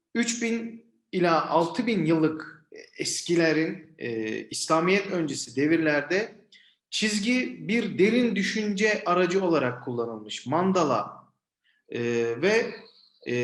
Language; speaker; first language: Turkish; native; Turkish